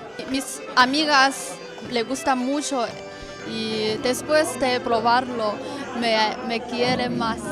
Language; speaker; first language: Spanish; non-native, learner; Chinese